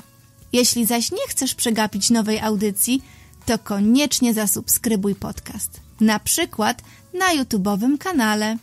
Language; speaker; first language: Polish; native; Polish